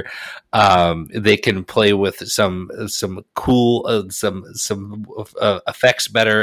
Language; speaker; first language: English; native; English